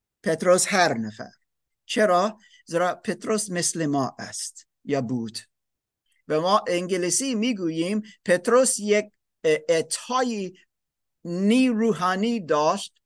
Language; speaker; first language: Persian; non-native, fluent; English